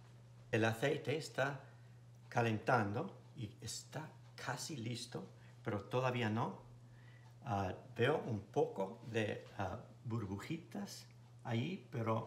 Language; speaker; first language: Spanish; non-native, fluent; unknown